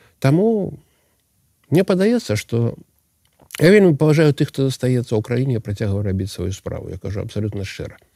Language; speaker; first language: Belarusian; non-native, local second language; Russian